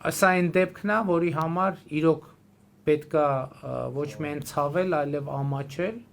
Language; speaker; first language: Armenian; native; Armenian